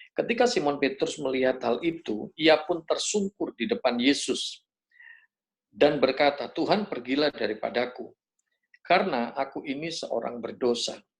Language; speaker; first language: Indonesian; native; Indonesian